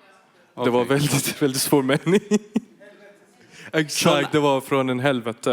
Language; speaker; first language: Swedish; non-native, fluent; Persian